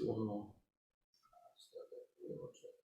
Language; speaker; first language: Spanish; non-native, learner; English